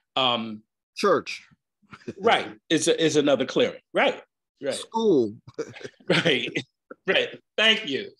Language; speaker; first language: English; native; English